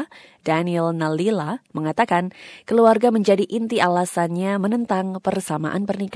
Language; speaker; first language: Indonesian; native; Indonesian